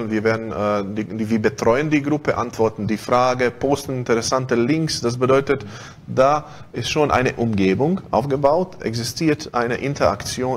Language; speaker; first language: German; non-native, fluent; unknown